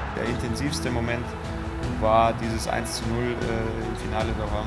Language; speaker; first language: German; native; German